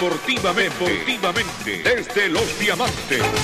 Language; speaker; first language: Spanish; native; Spanish